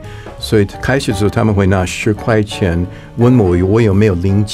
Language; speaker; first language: Chinese; non-native, fluent; English